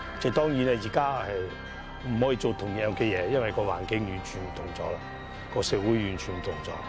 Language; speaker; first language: Cantonese; non-native, fluent; Italian